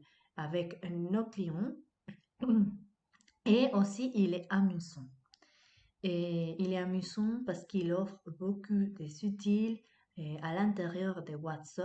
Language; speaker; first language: French; non-native, fluent; Spanish